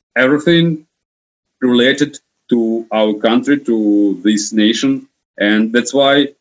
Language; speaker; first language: English; non-native, fluent; Ukrainian